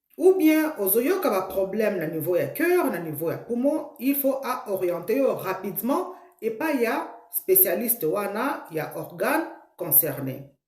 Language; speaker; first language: Lingala; native; Lingala